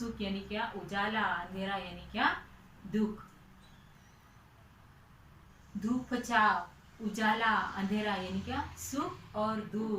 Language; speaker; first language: Hindi; non-native, local second language; Marathi